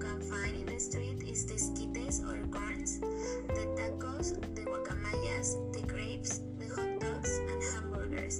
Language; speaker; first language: English; non-native, learner; Spanish